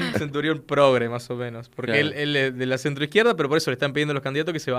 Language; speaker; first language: Spanish; native; Spanish